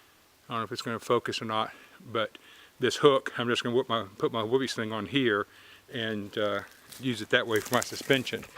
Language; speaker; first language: English; native; English